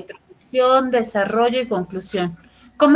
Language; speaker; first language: Spanish; native; Spanish